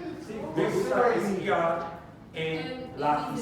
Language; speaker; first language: Spanish; non-native, fluent; English